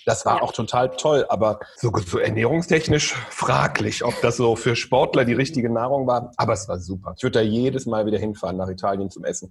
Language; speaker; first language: German; native; German